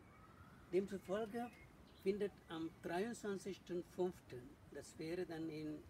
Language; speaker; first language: German; non-native, learner; Sinhala